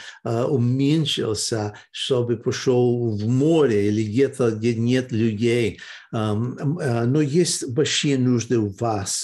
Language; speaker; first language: Russian; early bilingual, heritage; Russian